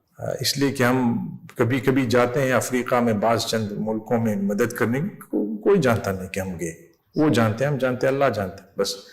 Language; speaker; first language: Urdu; non-native, fluent; English